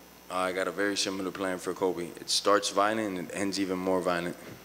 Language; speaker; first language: English; early bilingual, other home language; Spanish